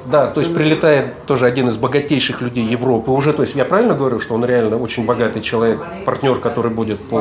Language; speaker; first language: Russian; native; Russian